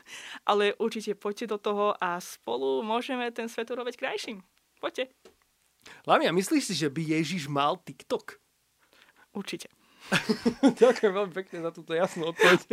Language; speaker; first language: Slovak; non-native, fluent; Russian